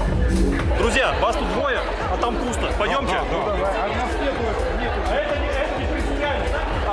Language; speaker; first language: Russian; native; Russian